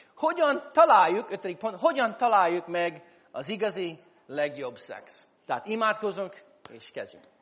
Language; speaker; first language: Hungarian; non-native, fluent; English